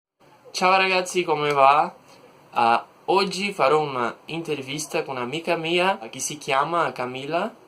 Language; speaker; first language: Italian; non-native, learner; Portuguese